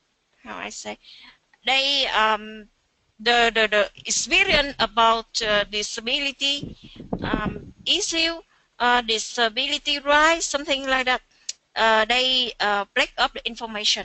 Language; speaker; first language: English; non-native, learner; Vietnamese